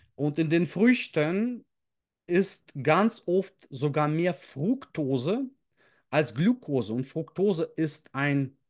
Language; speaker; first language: German; early bilingual, other home language; Russian